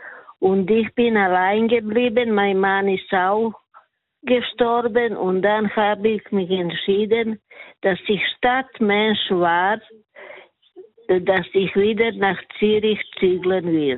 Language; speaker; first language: German; non-native, learner; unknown